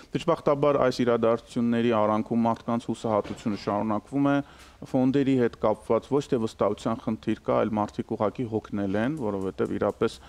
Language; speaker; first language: Armenian; native; Armenian